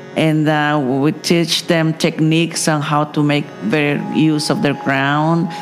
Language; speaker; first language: English; non-native, fluent; Spanish